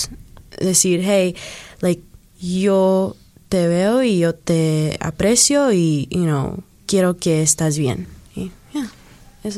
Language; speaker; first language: Spanish; early bilingual, heritage; English